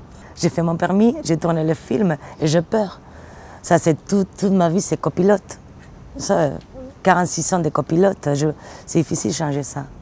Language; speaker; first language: French; non-native, learner; Spanish